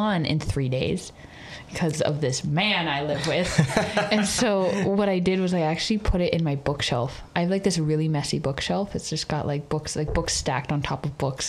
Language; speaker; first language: English; native; English